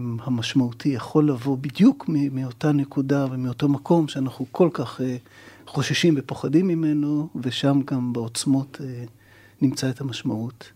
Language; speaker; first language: Hebrew; native; Hebrew